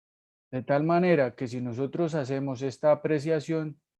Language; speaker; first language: Spanish; native; Spanish